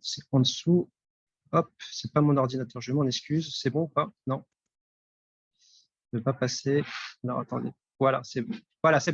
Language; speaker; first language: French; native; French